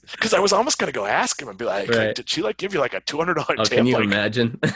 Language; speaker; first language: English; native; English